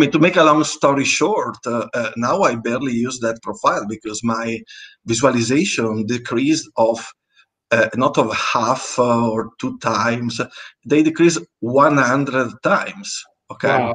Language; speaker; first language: English; non-native, fluent; Italian